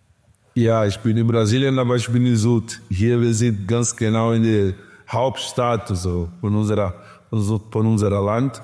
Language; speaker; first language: German; non-native, learner; Portuguese